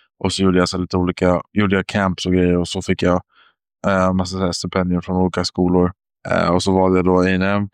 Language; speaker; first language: Swedish; native; Swedish